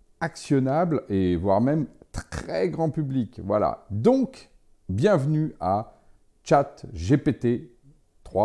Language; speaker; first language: French; native; French